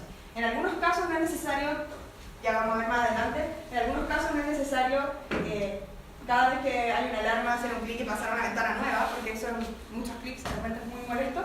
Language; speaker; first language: Spanish; native; Spanish